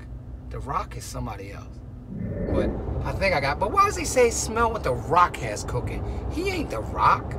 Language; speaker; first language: English; native; English